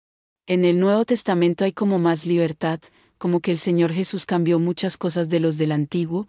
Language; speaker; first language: Spanish; native; Spanish